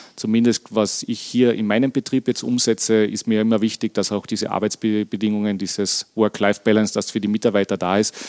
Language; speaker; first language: German; native; German